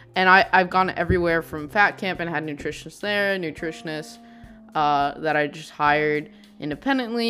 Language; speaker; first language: English; native; English